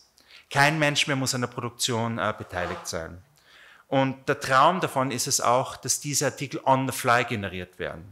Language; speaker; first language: German; native; German